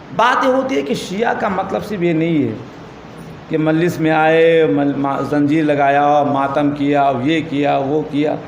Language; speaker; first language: Urdu; native; Urdu